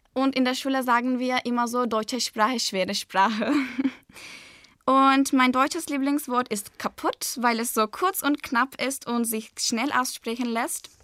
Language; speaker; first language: German; non-native, fluent; Turkish